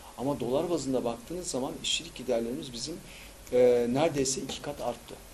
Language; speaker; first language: Turkish; early bilingual, heritage; Turkish